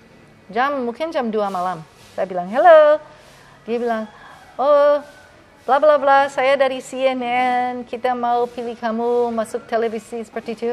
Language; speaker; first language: Indonesian; non-native, fluent; English